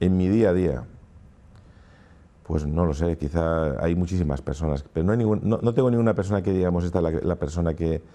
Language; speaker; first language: Spanish; native; Spanish